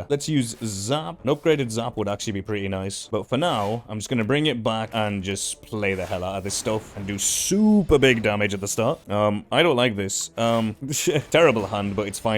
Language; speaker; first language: English; native; English